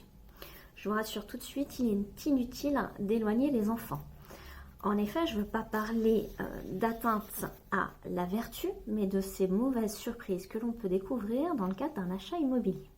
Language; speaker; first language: French; native; French